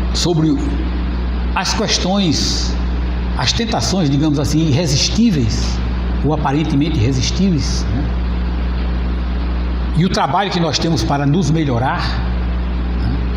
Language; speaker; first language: Portuguese; native; Portuguese